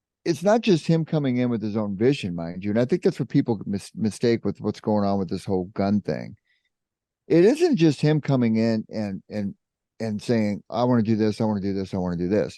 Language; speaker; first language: English; native; English